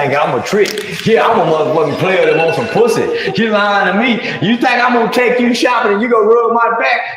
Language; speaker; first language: English; native; English